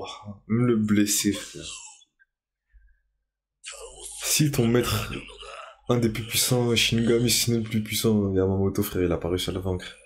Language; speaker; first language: French; native; French